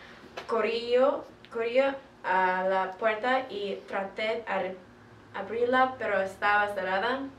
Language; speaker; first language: Spanish; non-native, learner; English